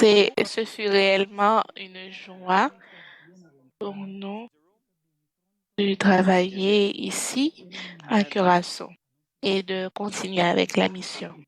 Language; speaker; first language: French; non-native, fluent; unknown